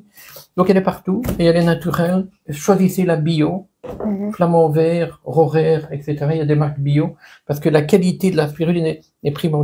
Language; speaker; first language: French; native; French